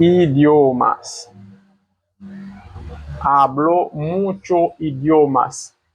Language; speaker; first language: Spanish; non-native, learner; Haitian Creole